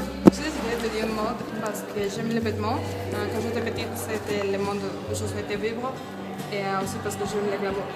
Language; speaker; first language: French; non-native, learner; Spanish